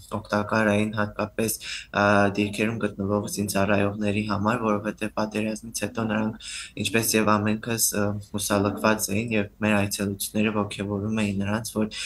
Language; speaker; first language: Armenian; native; Armenian